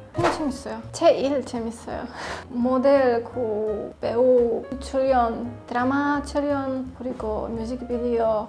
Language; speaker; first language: Korean; non-native, learner; Polish